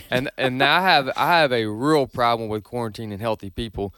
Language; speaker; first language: English; native; English